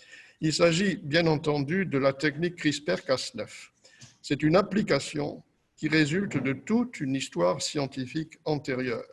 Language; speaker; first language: French; native; French